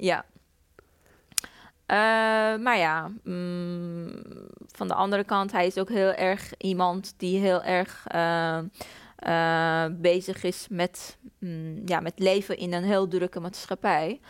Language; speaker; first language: Dutch; non-native, fluent; Persian